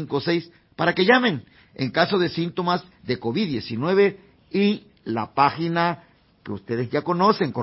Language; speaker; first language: Spanish; native; Spanish